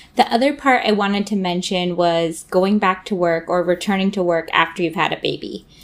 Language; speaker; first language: English; native; English